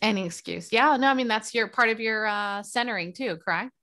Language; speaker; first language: English; native; English